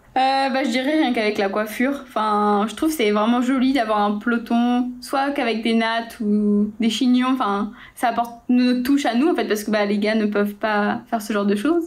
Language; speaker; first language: French; native; French